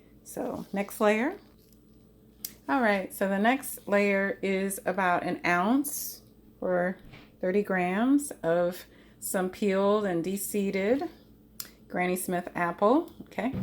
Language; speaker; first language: English; native; English